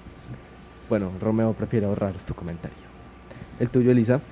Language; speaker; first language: Spanish; native; Spanish